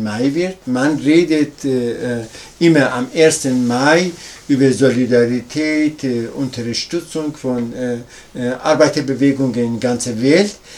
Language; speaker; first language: German; non-native, learner; Persian